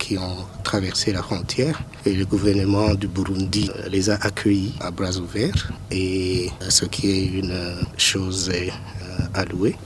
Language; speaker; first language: French; non-native, local second language; Rundi